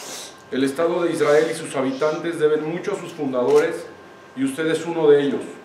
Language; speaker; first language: Spanish; native; Spanish